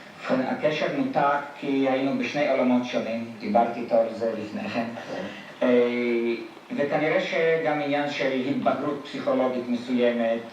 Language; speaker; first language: Hebrew; non-native, fluent; Polish